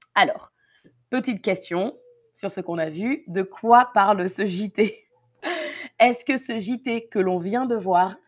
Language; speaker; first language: French; native; French